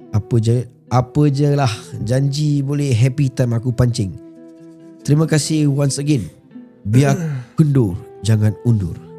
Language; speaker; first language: Malay; native; Malay